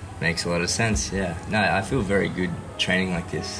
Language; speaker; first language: English; native; English